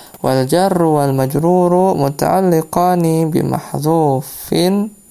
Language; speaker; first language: Arabic; non-native, fluent; Indonesian